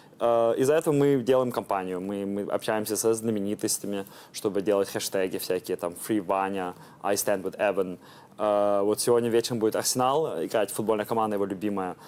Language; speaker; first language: Russian; early bilingual, heritage; Russian